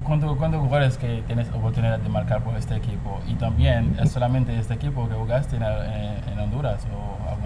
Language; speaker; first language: Spanish; non-native, fluent; Haitian Creole